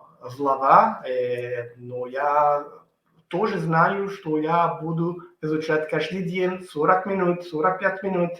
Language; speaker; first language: Russian; non-native, learner; Italian